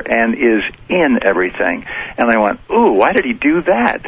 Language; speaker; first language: English; native; English